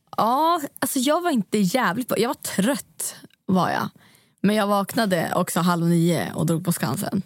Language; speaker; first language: Swedish; native; Swedish